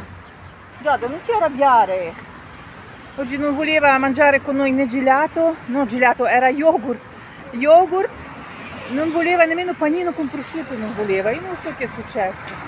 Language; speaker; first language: Italian; non-native, learner; Russian